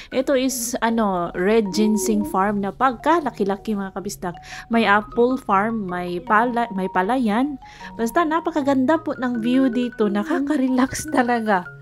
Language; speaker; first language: Filipino; non-native, local second language; Cebuano